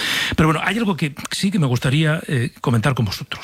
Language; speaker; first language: Spanish; native; Spanish